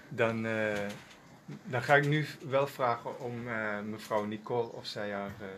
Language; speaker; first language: Dutch; non-native, local second language; Sranan Tongo